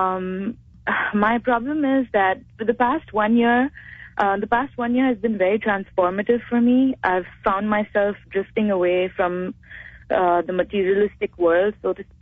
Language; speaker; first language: English; non-native, local second language; Hindi